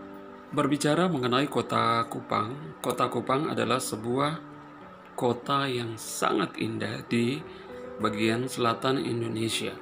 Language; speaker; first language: Indonesian; non-native, fluent; Persian